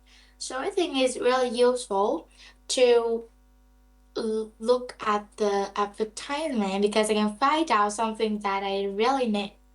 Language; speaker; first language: English; non-native, learner; Vietnamese